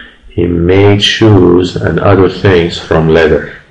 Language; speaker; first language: English; non-native, fluent; Persian